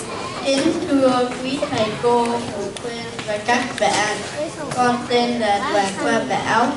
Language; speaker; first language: Vietnamese; early bilingual, heritage; Vietnamese